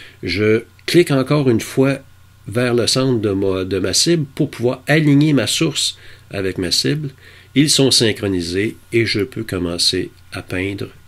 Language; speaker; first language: French; native; French